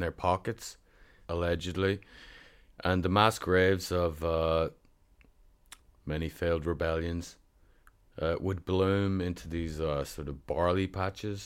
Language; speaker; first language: English; native; English